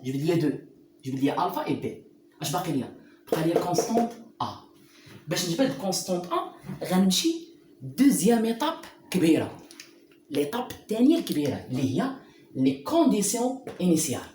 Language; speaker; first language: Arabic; native; Arabic